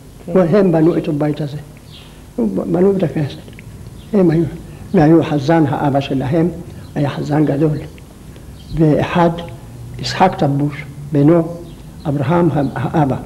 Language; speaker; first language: Hebrew; non-native, local second language; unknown